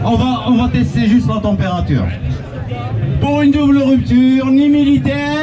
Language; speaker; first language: French; non-native, local second language; Arabic